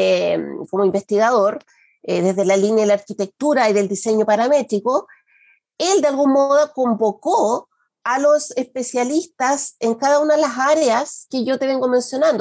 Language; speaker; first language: Spanish; native; Spanish